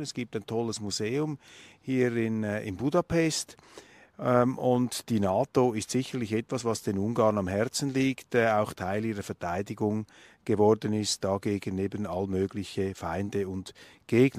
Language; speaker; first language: German; native; German